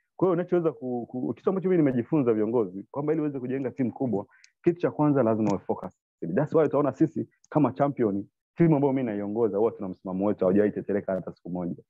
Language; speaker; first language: Swahili; native; Swahili